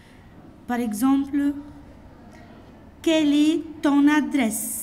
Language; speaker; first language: French; non-native, fluent; Arabic